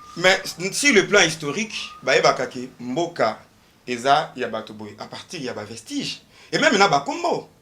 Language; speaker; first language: Lingala; native; Lingala